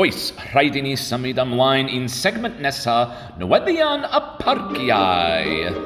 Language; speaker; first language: Welsh; non-native, learner; English